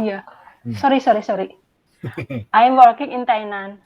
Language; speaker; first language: English; non-native, learner; Indonesian